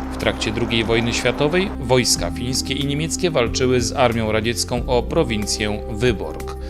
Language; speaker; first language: Polish; native; Polish